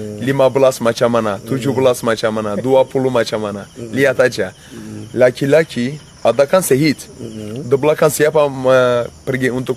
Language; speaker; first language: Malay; non-native, learner; Turkish